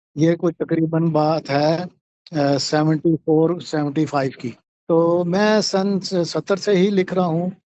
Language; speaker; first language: Urdu; native; Urdu